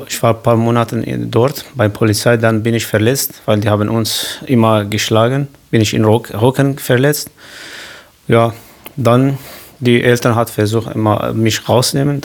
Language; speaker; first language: German; non-native, learner; Kurdish